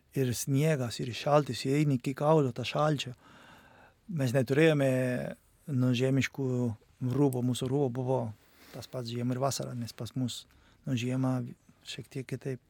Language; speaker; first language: Lithuanian; non-native, fluent; Spanish